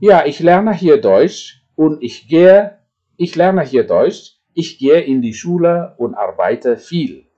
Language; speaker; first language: German; non-native, fluent; Indonesian